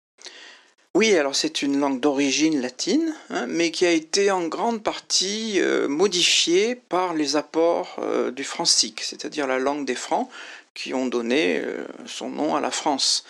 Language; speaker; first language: French; native; French